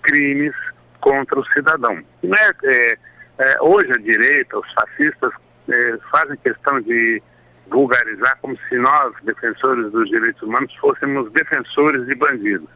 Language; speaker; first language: Portuguese; native; Portuguese